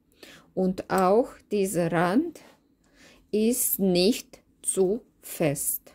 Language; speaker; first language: German; non-native, learner; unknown